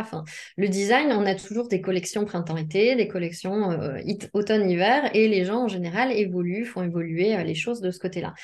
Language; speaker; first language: French; native; French